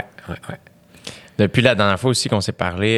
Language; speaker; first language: French; native; French